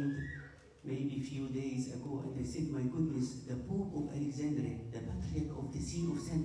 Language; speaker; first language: English; non-native, fluent; Arabic